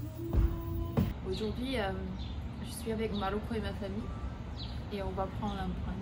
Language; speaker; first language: French; non-native, fluent; Korean